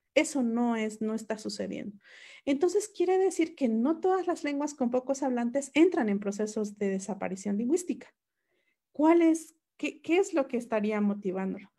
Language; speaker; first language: Spanish; non-native, local second language; Mixtepec Mixtec